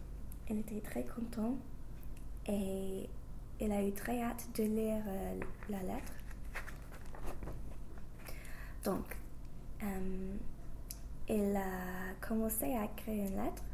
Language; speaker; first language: French; non-native, fluent; English